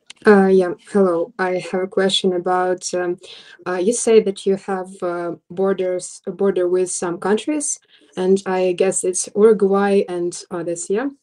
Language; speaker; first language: English; non-native, fluent; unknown